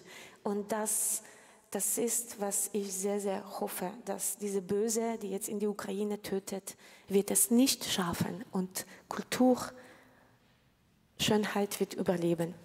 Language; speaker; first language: German; non-native, fluent; Ukrainian